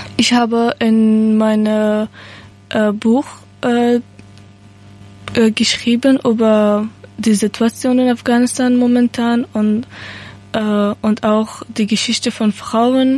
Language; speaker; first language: German; non-native, learner; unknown